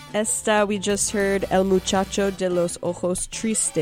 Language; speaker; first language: Spanish; non-native, local second language; English